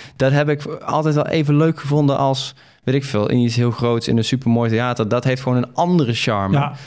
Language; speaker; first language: Dutch; native; Dutch